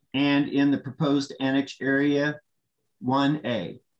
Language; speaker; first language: English; native; English